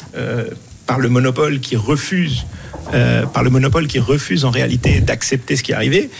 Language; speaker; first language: French; non-native, local second language; Arabic